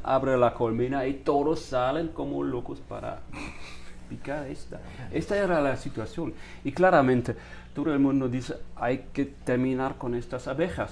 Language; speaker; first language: Spanish; non-native, fluent; German